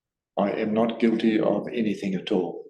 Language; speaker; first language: English; native; English